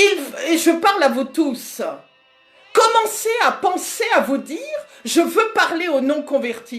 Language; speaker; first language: French; native; French